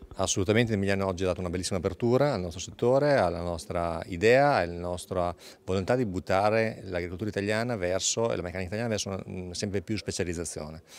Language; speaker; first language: Italian; native; Italian